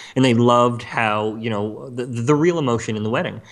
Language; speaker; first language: English; native; English